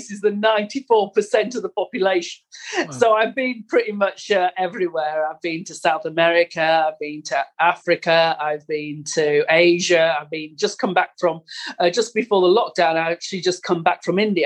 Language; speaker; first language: English; native; English